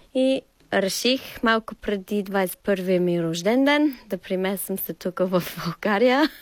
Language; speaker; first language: Bulgarian; non-native, fluent; English